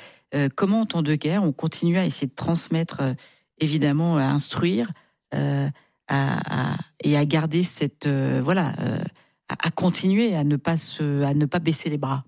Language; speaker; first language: French; native; French